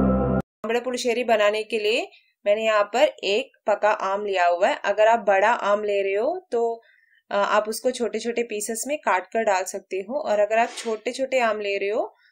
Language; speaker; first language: Hindi; non-native, local second language; Malayalam